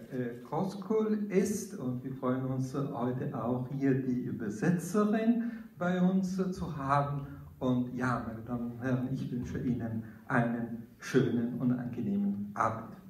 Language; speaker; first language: German; non-native, fluent; Italian